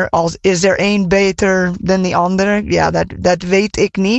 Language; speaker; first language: Dutch; non-native, fluent; English